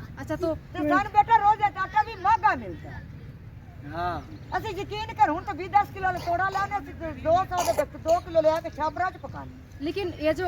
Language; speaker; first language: Hindi; non-native, local second language; Punjabi